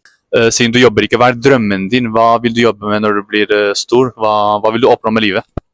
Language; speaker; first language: Norwegian; native; Norwegian